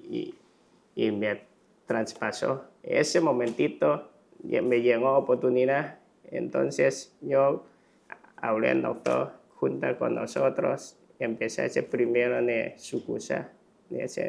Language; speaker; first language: Spanish; non-native, learner; Chinese